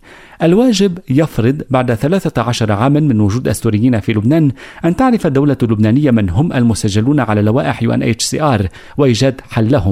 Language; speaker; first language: Arabic; native; Arabic